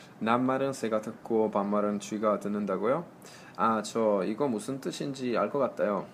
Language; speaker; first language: Korean; non-native, fluent; Italian